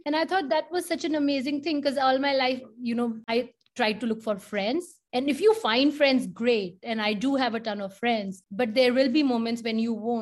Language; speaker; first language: English; non-native, local second language; Hindi